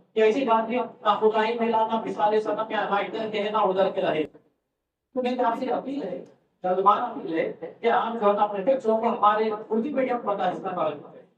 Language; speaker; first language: Urdu; native; Urdu